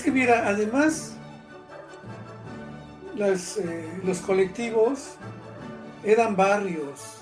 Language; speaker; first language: Spanish; native; Spanish